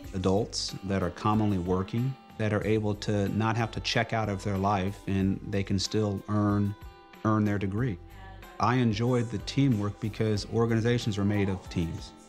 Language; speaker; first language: English; native; English